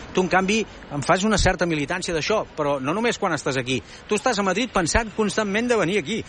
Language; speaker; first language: Catalan; native; Catalan